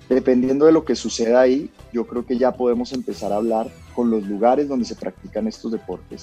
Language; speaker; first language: Spanish; native; Spanish